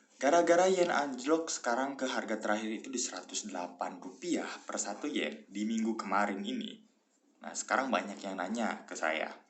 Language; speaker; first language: Indonesian; native; Indonesian